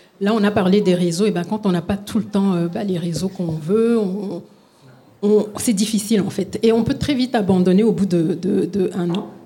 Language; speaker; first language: French; non-native, local second language; Lingala